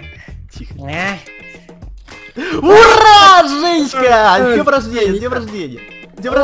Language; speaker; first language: Russian; native; Russian